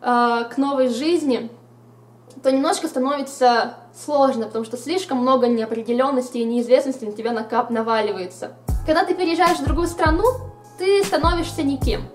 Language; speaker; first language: Russian; native; Russian